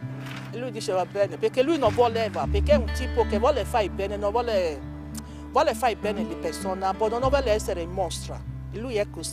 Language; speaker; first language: Italian; non-native, learner; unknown